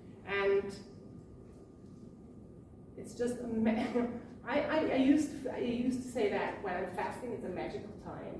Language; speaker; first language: English; non-native, fluent; German